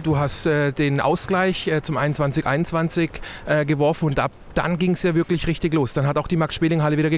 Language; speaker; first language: German; native; German